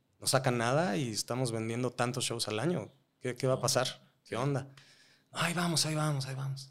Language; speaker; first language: Spanish; native; Spanish